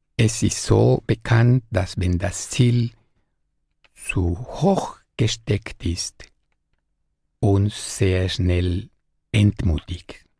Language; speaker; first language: German; non-native, fluent; Spanish